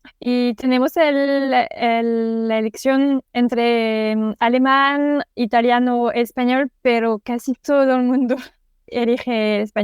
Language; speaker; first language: Spanish; non-native, fluent; French